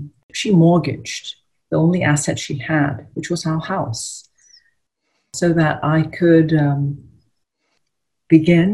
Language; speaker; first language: English; native; English